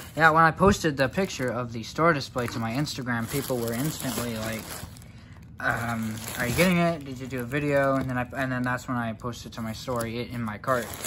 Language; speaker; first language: English; native; English